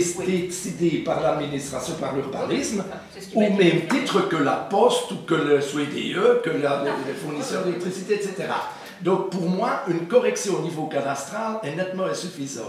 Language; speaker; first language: French; native; French